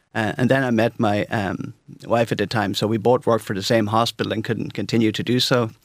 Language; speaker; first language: English; native; English